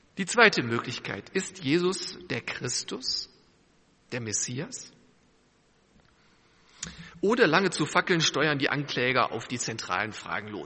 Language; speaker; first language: German; native; German